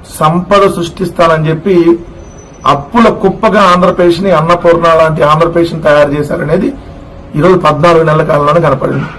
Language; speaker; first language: Telugu; native; Telugu